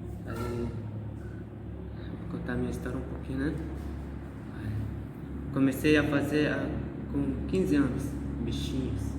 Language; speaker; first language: Portuguese; non-native, local second language; Guarani